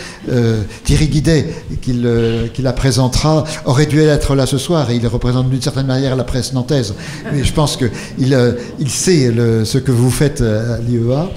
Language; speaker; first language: French; native; French